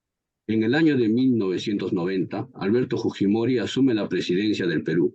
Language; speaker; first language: Spanish; native; Spanish